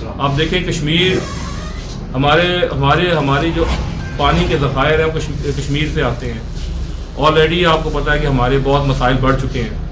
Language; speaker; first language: Urdu; non-native, local second language; Punjabi